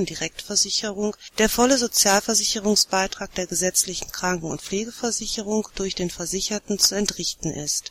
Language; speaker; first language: German; native; German